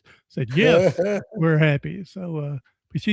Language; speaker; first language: English; native; English